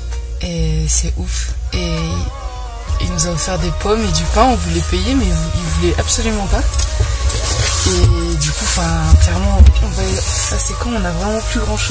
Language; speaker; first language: French; native; French